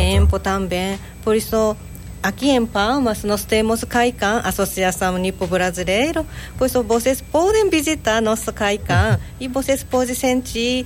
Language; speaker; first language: Portuguese; non-native, learner; Japanese